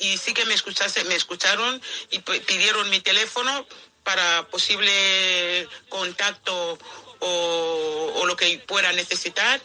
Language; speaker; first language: Spanish; non-native, local second language; Fang